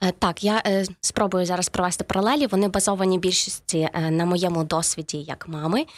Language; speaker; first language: Ukrainian; native; Ukrainian